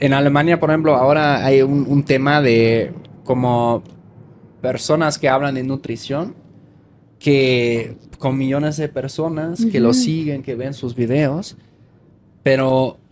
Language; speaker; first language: Spanish; native; Spanish